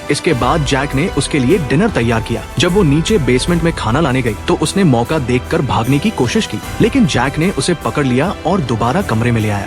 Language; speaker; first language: Hindi; native; Hindi